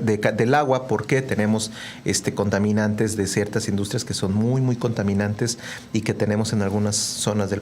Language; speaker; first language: Spanish; native; Spanish